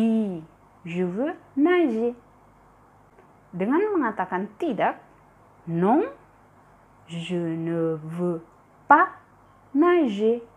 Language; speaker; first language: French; non-native, fluent; Indonesian